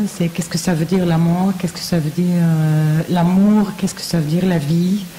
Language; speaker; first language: French; non-native, learner; Arabic